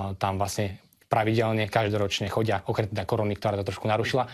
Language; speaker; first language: Slovak; native; Slovak